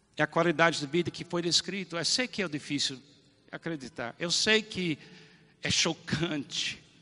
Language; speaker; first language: Portuguese; non-native, fluent; English